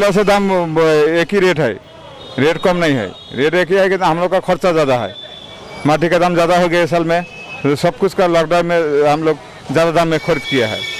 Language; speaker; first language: Hindi; non-native, local second language; Bangla